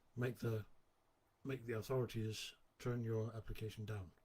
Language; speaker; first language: English; non-native, fluent; Danish